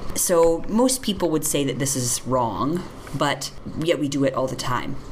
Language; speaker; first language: English; native; English